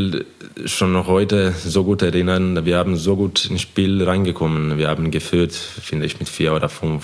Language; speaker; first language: German; non-native, fluent; Croatian